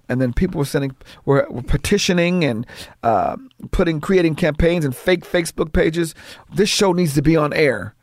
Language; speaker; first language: English; native; English